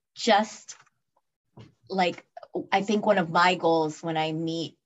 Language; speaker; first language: English; early bilingual, other home language; Spanish